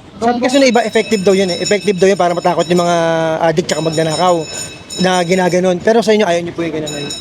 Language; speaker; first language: Filipino; native; Filipino